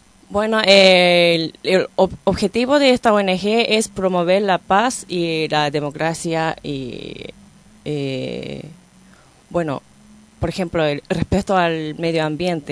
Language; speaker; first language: Spanish; non-native, fluent; Japanese